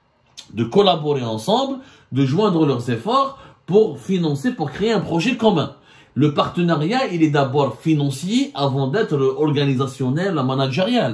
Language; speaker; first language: French; non-native, local second language; Arabic